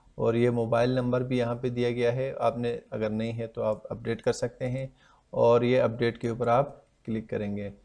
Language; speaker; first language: Urdu; non-native, local second language; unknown